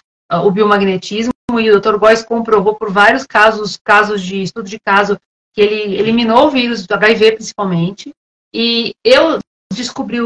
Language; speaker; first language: Portuguese; native; Portuguese